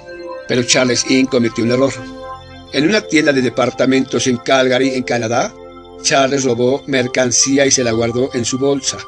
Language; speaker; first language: Spanish; native; Spanish